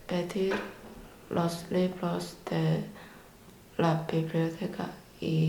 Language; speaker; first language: Spanish; non-native, learner; Chinese